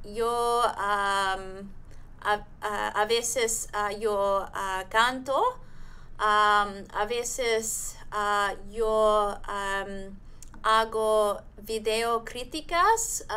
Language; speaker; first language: Spanish; non-native, learner; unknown